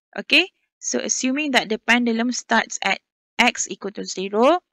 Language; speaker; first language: English; non-native, local second language; Malay